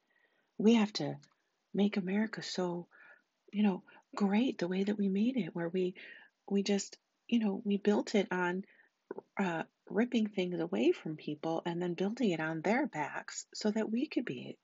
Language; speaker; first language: English; native; English